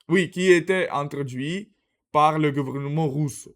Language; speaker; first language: French; non-native, learner; Russian